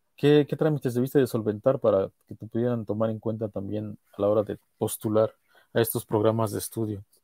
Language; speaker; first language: Spanish; native; Spanish